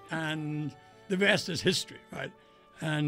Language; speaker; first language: English; native; English